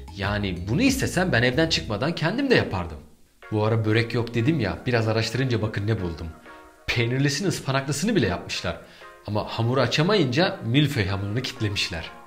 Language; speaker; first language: Turkish; native; Turkish